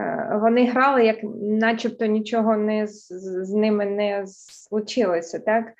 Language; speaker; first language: Ukrainian; early bilingual, heritage; English